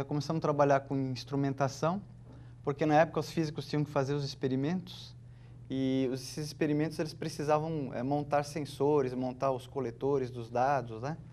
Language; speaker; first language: Portuguese; native; Portuguese